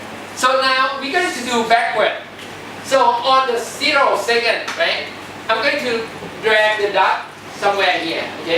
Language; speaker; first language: English; non-native, fluent; Thai